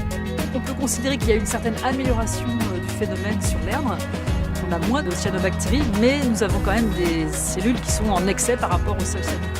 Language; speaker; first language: French; native; French